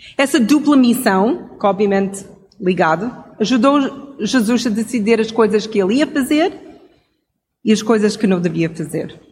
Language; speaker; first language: Portuguese; non-native, fluent; English